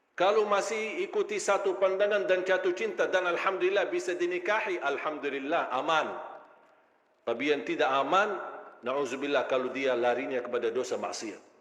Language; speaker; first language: Malay; non-native, fluent; Arabic